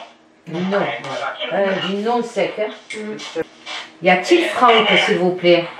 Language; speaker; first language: French; native; French